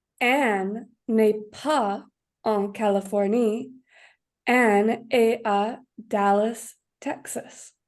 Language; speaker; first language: French; non-native, learner; English